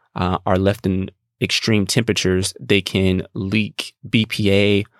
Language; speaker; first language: English; native; English